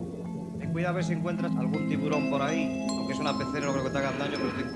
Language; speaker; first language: Spanish; native; Spanish